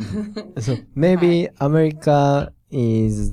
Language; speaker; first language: English; non-native, learner; Japanese